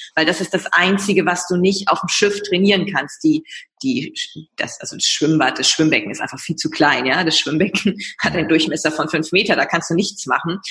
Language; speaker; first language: German; native; German